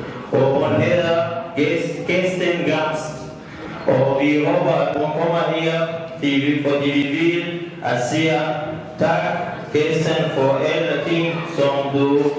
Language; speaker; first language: Danish; non-native, learner; Kurdish